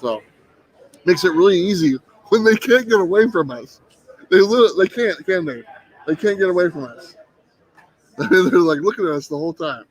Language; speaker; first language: English; native; English